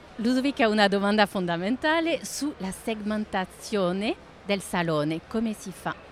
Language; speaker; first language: Italian; non-native, fluent; French